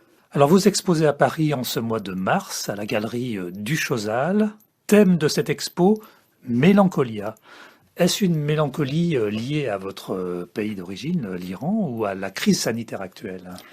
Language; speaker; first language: French; native; French